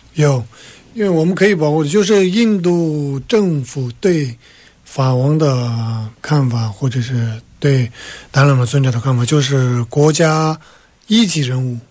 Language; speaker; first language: Chinese; non-native, local second language; Tibetan